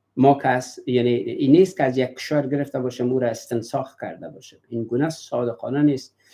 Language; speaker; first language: Persian; native; Persian